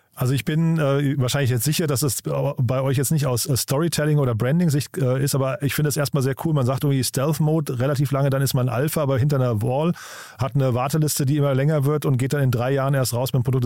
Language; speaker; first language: German; native; German